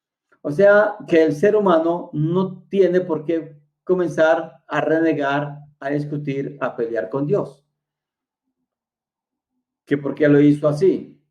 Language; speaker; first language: Spanish; native; Spanish